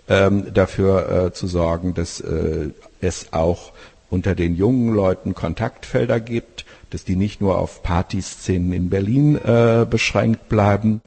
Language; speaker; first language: German; native; German